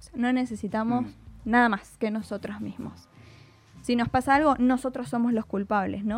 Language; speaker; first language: Spanish; native; Spanish